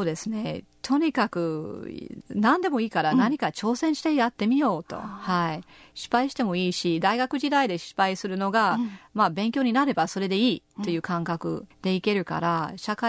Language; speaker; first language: Japanese; non-native, fluent; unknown